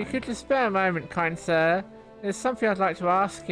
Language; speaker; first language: English; native; English